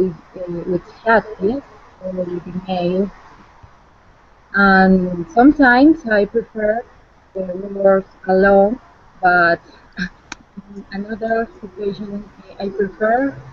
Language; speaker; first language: English; non-native, learner; Spanish